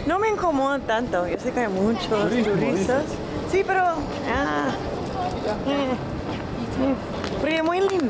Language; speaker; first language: Spanish; non-native, learner; English